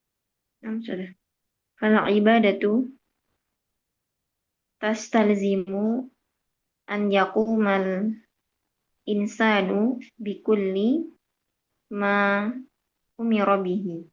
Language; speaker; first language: Arabic; non-native, learner; Indonesian